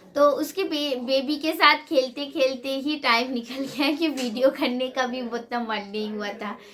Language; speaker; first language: Hindi; non-native, local second language; Bangla